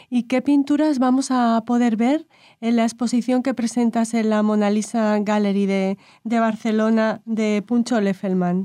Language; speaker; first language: Spanish; native; Spanish